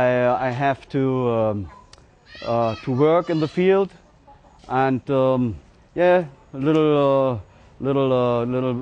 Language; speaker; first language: English; non-native, learner; German